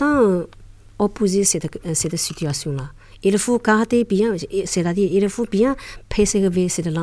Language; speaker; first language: French; non-native, learner; Chinese